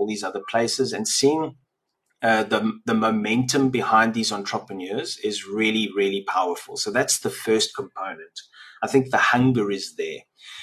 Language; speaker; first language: English; native; English